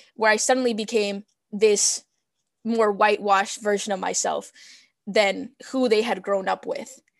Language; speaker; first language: English; early bilingual, other home language; Spanish